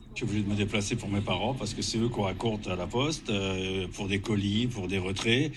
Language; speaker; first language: French; native; French